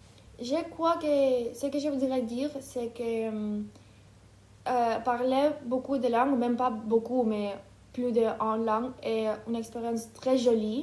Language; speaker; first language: French; non-native, fluent; Ukrainian